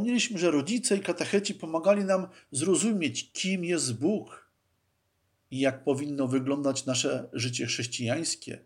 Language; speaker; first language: Polish; native; Polish